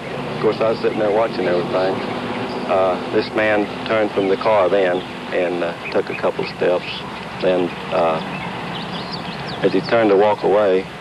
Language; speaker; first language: English; native; English